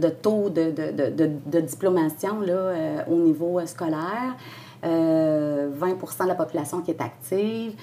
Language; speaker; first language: French; native; French